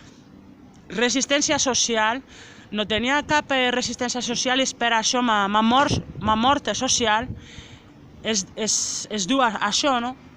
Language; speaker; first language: Catalan; non-native, local second language; Spanish